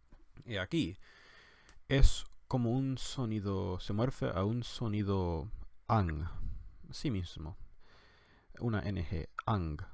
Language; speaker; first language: Spanish; non-native, fluent; English